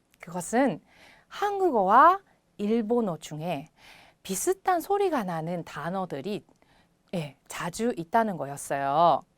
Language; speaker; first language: Korean; non-native, fluent; Japanese